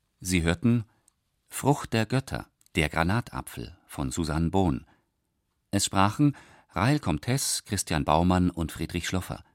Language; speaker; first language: German; native; German